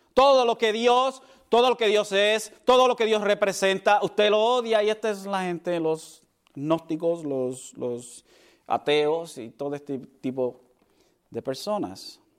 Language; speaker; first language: Spanish; early bilingual, heritage; Spanish